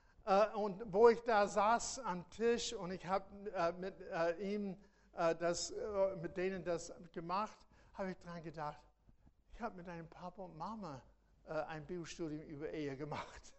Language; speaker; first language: German; non-native, fluent; English